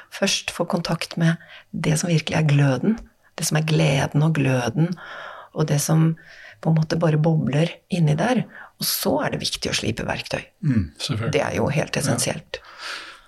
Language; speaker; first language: Norwegian; native; Norwegian